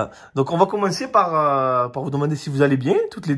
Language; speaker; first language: French; native; French